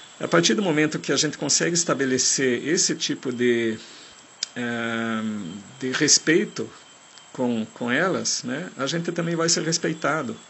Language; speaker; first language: Portuguese; non-native, fluent; German